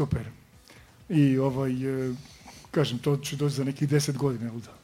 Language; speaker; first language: Croatian; native; Croatian